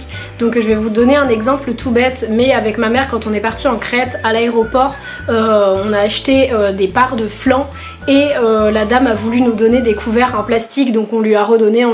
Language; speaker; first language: French; native; French